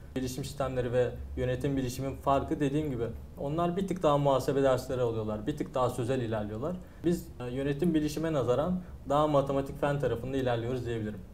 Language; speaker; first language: Turkish; native; Turkish